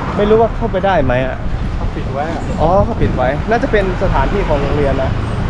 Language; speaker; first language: Thai; native; Thai